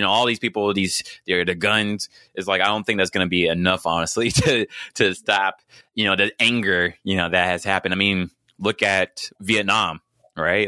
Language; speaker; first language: English; native; English